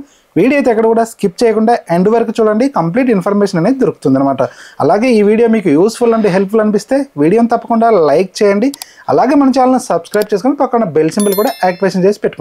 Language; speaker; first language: Telugu; native; Telugu